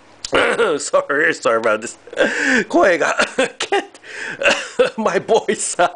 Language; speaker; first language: English; non-native, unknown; Japanese